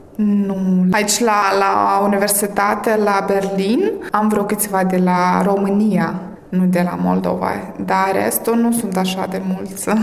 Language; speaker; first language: Romanian; early bilingual, heritage; Romanian